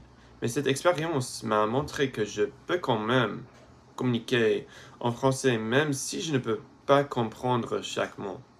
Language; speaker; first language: French; non-native, learner; English